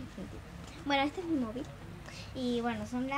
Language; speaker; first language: Spanish; native; Spanish